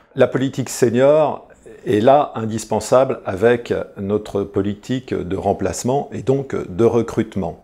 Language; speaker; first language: French; native; French